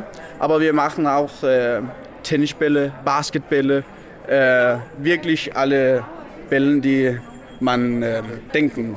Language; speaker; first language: German; non-native, learner; Danish